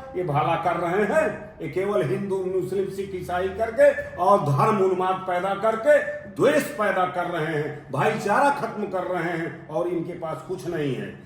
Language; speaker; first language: Hindi; native; Hindi